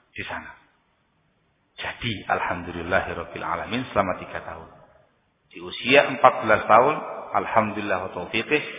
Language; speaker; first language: Indonesian; non-native, local second language; Javanese